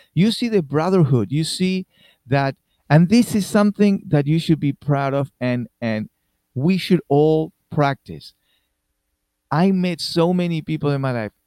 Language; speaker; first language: English; non-native, fluent; Spanish